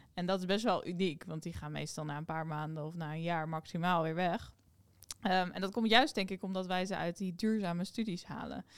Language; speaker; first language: Dutch; native; Dutch